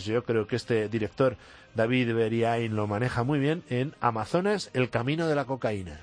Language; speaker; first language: Spanish; native; Spanish